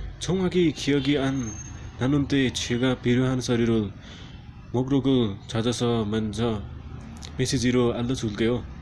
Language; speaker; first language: Korean; non-native, learner; Nepali